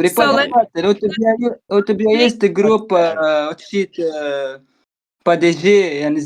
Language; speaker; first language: Russian; non-native, learner; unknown